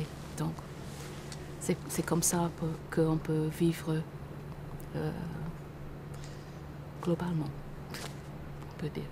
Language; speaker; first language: French; non-native, fluent; English